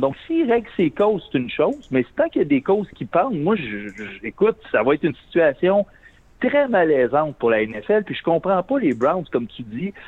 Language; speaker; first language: French; native; French